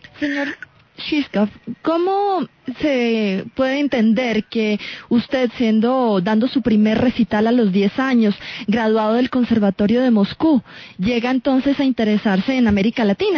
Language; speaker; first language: Spanish; native; Spanish